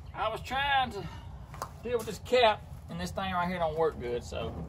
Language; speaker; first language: English; native; English